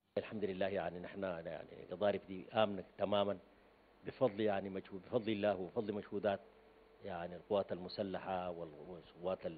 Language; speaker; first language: Arabic; native; Arabic